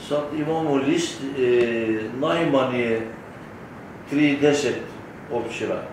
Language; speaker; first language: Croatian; early bilingual, heritage; Turkish